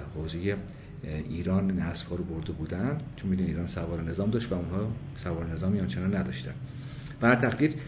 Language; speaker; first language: Persian; early bilingual, other home language; English